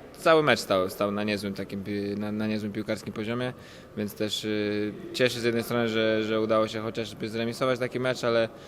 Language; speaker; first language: Polish; native; Polish